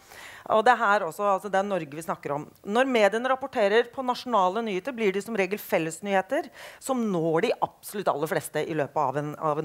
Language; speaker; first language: Norwegian; native; Norwegian